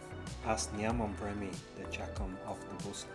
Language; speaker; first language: Bulgarian; non-native, learner; English